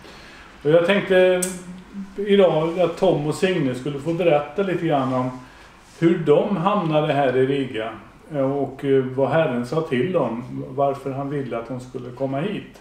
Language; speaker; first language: Swedish; native; Swedish